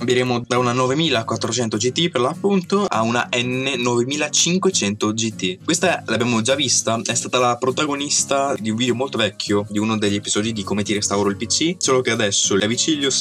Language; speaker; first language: Italian; native; Italian